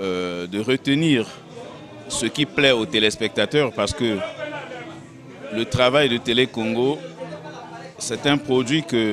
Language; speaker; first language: French; non-native, local second language; Lingala